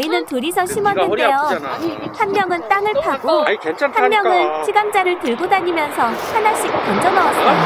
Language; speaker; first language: Korean; native; Korean